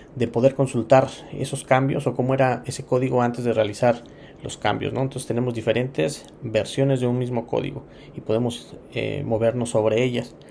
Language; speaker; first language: Spanish; native; Spanish